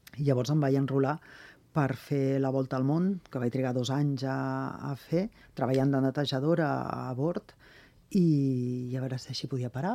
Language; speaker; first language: Catalan; non-native, local second language; Spanish